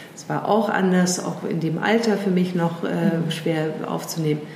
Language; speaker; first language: German; early bilingual, heritage; German